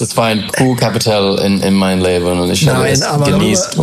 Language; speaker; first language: German; non-native, learner; English